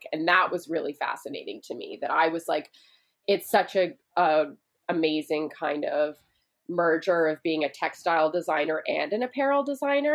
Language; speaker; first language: English; native; English